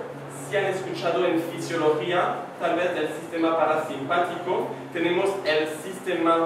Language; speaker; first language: Spanish; non-native, learner; French